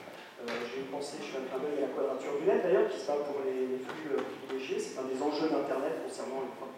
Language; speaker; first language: French; native; French